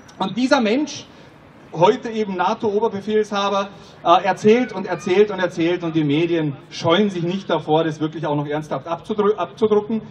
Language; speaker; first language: German; non-native, fluent; Czech